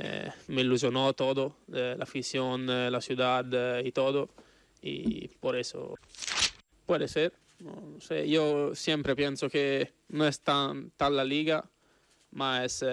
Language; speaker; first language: Spanish; non-native, fluent; Italian